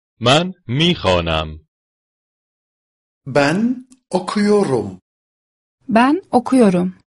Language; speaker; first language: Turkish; non-native, fluent; Persian